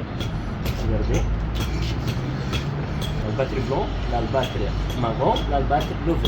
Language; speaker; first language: French; non-native, local second language; Arabic